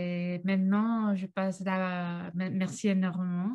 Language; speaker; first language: French; non-native, fluent; Catalan